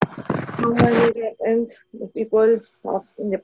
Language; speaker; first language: English; non-native, learner; Spanish